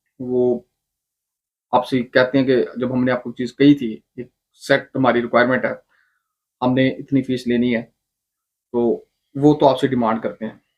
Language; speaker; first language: Urdu; non-native, local second language; Punjabi